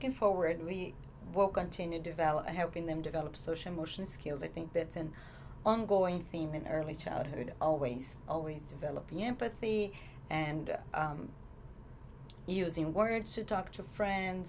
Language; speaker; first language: English; non-native, fluent; Portuguese